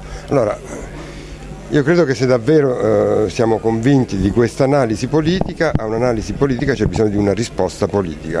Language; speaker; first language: Italian; native; Italian